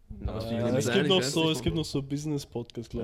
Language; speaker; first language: German; native; German